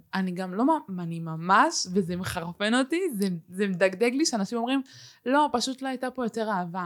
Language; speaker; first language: Hebrew; early bilingual, other home language; Spanish